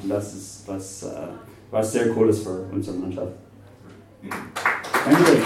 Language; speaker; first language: German; non-native, fluent; English